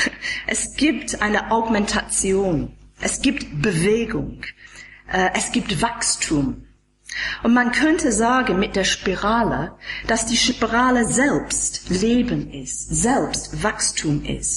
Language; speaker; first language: German; non-native, fluent; English